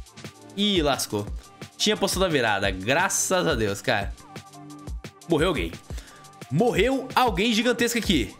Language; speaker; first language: Portuguese; native; Portuguese